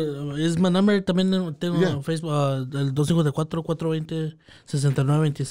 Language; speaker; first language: Spanish; native; Spanish